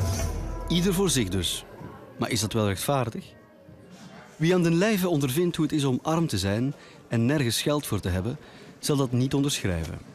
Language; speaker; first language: Dutch; native; Dutch